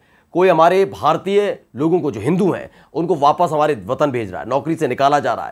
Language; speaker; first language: Hindi; native; Hindi